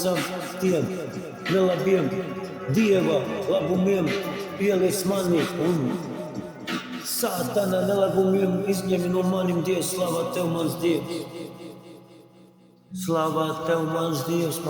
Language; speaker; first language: Latvian; non-native, local second language; Russian